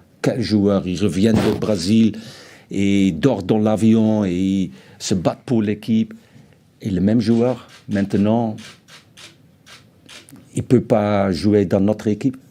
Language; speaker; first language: French; non-native, fluent; Dutch